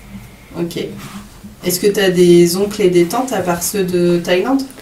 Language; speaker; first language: French; native; French